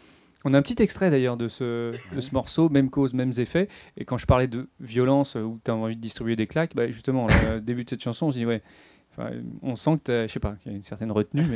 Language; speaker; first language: French; native; French